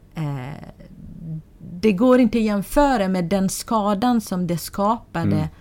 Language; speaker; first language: Swedish; non-native, fluent; Arabic